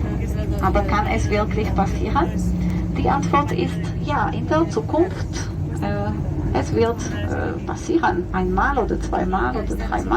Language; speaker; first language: German; non-native, fluent; Spanish